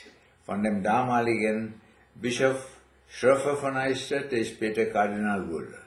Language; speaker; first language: German; non-native, fluent; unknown